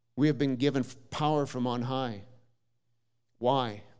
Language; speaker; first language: English; native; English